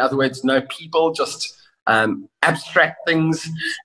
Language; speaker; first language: English; native; English